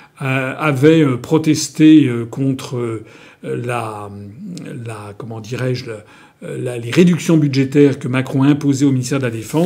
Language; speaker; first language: French; native; French